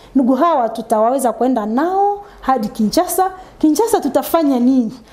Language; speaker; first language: Swahili; non-native, local second language; Nande